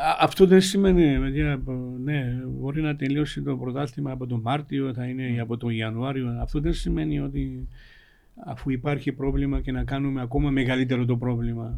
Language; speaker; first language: Greek; non-native, fluent; Georgian